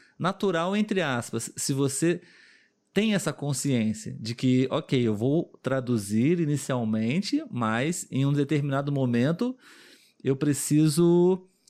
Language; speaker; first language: Portuguese; native; Portuguese